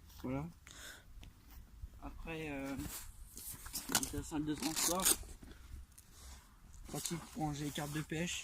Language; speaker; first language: French; native; French